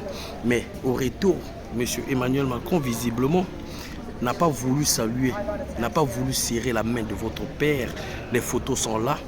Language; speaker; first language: French; non-native, local second language; Lingala